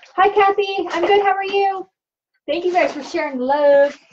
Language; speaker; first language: English; native; English